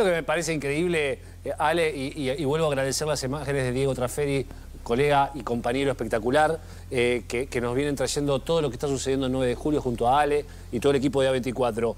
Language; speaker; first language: Spanish; native; Spanish